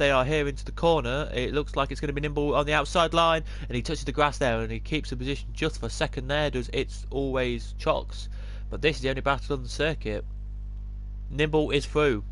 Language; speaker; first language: English; native; English